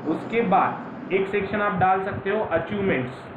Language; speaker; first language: Hindi; non-native, local second language; Marathi